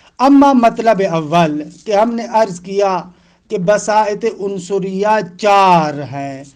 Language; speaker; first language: Urdu; native; Urdu